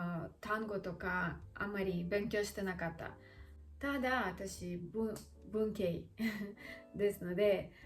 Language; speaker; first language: Japanese; non-native, learner; Russian